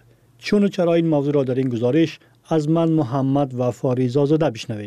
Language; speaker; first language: Persian; native; Persian